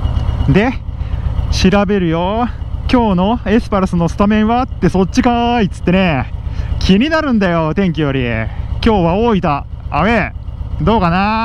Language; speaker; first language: Japanese; native; Japanese